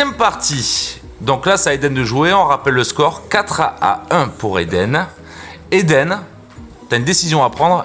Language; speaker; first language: French; native; French